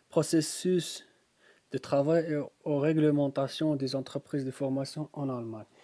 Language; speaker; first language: French; non-native, local second language; Arabic